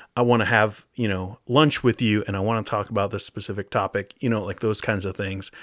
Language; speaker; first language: English; native; English